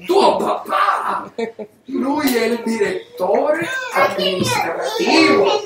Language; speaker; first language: Italian; non-native, learner; Spanish